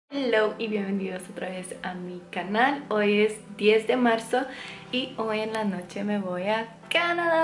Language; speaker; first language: Spanish; non-native, fluent; Croatian